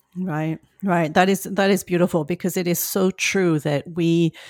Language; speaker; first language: English; non-native, fluent; French